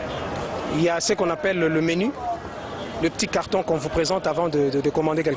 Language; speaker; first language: French; non-native, local second language; Lingala